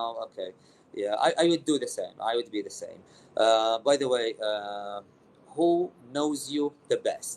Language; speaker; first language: English; non-native, fluent; Arabic